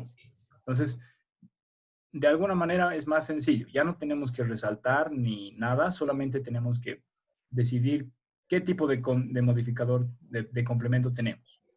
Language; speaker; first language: Spanish; native; Spanish